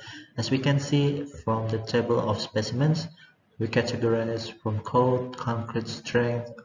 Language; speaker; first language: English; non-native, learner; Indonesian